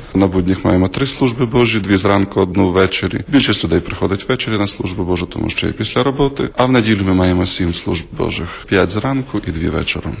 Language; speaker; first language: Ukrainian; native; Ukrainian